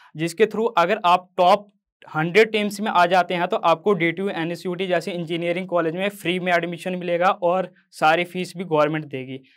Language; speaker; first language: Hindi; native; Hindi